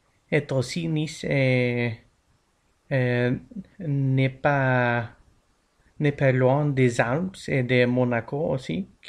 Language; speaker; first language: French; non-native, learner; English